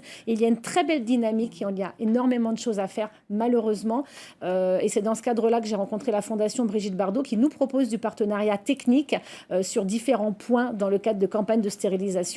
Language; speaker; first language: French; native; French